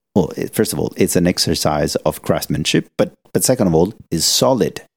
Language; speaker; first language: English; non-native, fluent; Italian